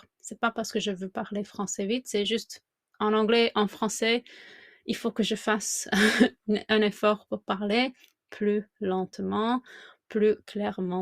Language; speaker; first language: French; non-native, fluent; English